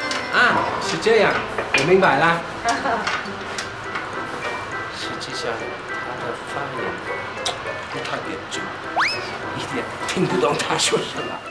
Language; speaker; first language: Chinese; non-native, fluent; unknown